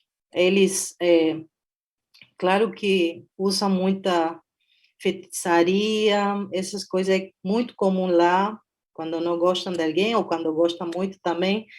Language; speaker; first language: Portuguese; non-native, fluent; Spanish